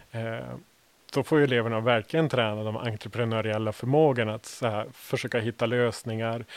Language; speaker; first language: Swedish; native; Swedish